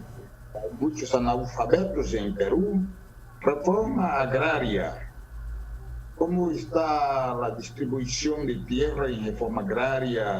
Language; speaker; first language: Spanish; non-native, fluent; Portuguese